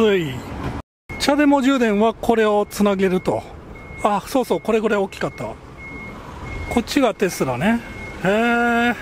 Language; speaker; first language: Japanese; native; Japanese